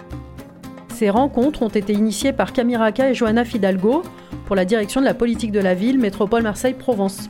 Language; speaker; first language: French; native; French